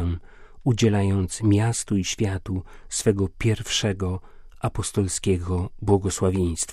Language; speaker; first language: Polish; native; Polish